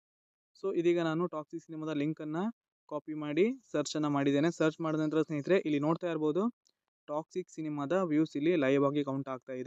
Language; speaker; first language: Kannada; native; Kannada